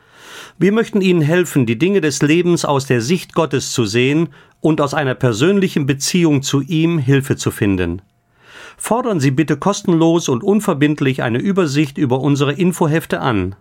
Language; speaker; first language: German; native; German